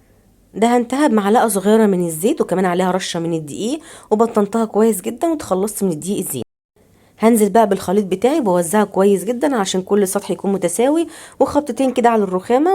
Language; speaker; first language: Arabic; native; Arabic